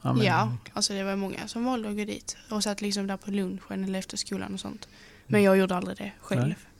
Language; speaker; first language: Swedish; native; Swedish